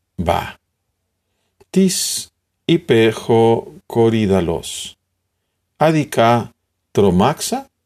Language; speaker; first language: Greek; non-native, learner; Spanish